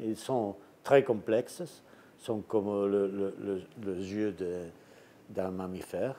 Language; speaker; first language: French; non-native, fluent; Spanish